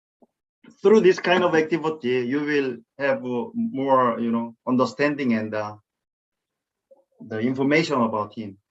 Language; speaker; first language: English; non-native, fluent; Korean